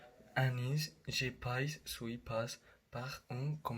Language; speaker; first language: French; non-native, learner; Spanish